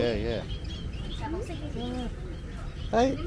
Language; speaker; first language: English; non-native, learner; Turkish